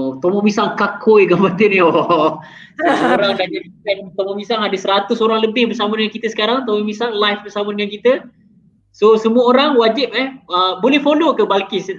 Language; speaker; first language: Malay; native; Malay